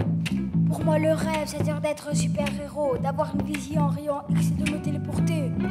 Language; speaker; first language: French; native; French